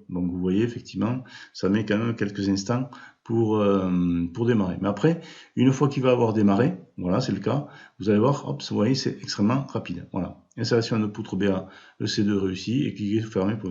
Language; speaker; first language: French; native; French